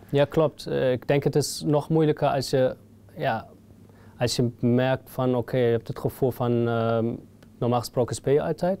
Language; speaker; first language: Dutch; non-native, fluent; German